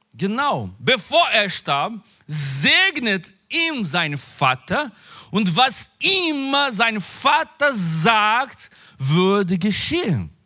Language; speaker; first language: German; non-native, learner; Portuguese